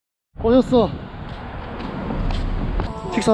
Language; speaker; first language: Korean; native; Korean